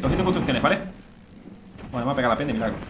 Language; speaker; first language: Spanish; native; Spanish